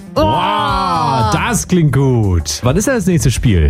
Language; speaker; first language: German; native; German